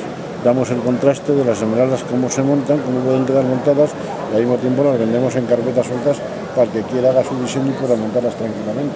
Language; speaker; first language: Spanish; native; Spanish